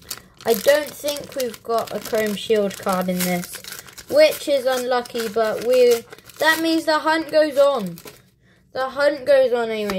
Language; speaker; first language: English; native; English